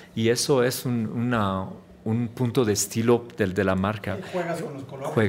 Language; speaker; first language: Spanish; early bilingual, heritage; Spanish